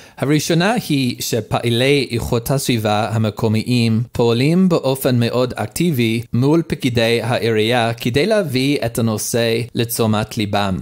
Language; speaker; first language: Hebrew; non-native, learner; English